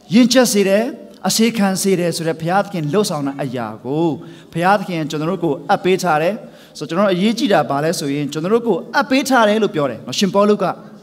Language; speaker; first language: Burmese; non-native, local second language; Tedim Chin